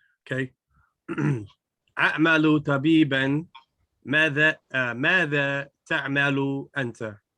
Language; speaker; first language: Arabic; non-native, learner; English